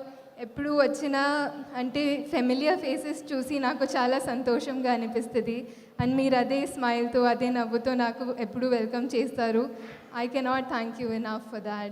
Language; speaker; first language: Telugu; non-native, fluent; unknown